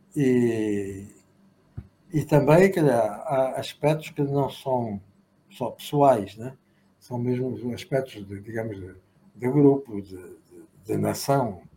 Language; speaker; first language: Portuguese; native; Portuguese